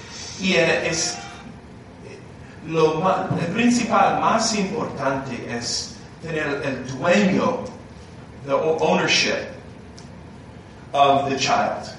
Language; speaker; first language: Spanish; non-native, learner; English